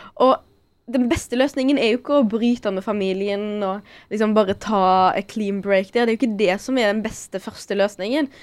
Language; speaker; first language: Norwegian; early bilingual, other home language; Arabic